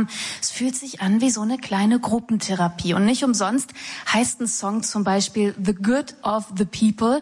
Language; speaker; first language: German; native; German